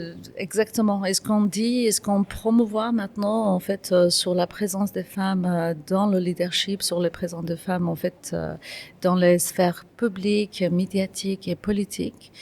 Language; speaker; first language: French; non-native, fluent; Kurdish